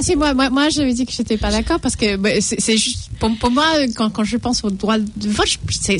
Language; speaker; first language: French; non-native, fluent; English